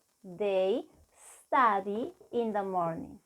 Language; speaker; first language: English; non-native, fluent; Spanish